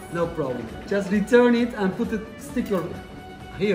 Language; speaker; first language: English; non-native, learner; Turkish